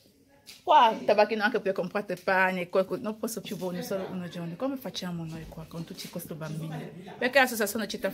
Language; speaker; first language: Italian; non-native, learner; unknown